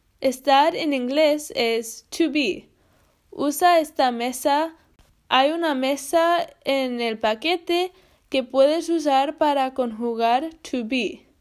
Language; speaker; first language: Spanish; non-native, fluent; English